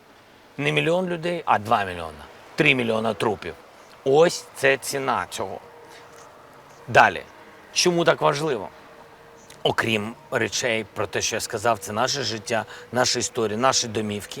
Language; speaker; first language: Ukrainian; non-native, local second language; Russian